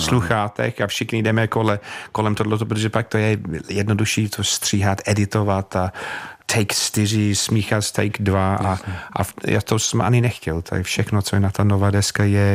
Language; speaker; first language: Czech; non-native, fluent; English